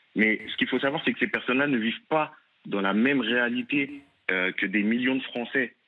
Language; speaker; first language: French; native; French